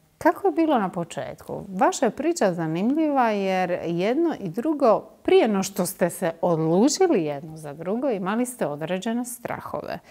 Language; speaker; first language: Croatian; native; Croatian